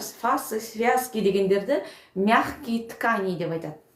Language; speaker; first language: Russian; non-native, local second language; Kazakh